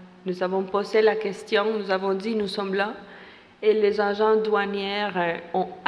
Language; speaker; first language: French; non-native, fluent; Spanish